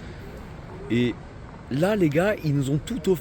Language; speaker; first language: French; native; French